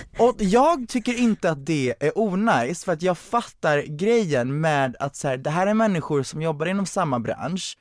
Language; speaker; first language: Swedish; early bilingual, other home language; Hungarian